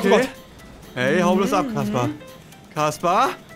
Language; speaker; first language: German; native; German